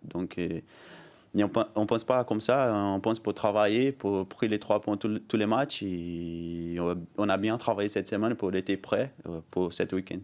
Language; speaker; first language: French; non-native, learner; Portuguese